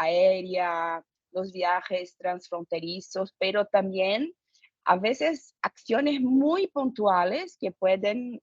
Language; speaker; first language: Spanish; non-native, fluent; Portuguese